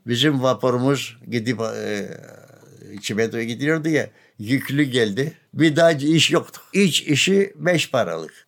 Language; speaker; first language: Turkish; non-native, local second language; Greek